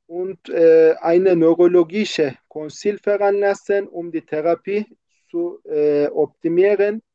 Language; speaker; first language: German; non-native, learner; Turkish